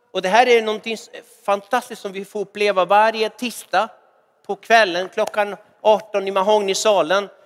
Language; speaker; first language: Swedish; non-native, fluent; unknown